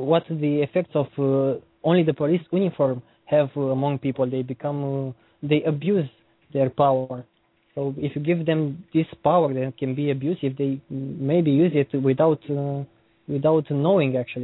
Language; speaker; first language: English; non-native, learner; Romanian